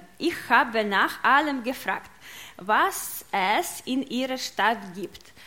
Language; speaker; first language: German; non-native, learner; Russian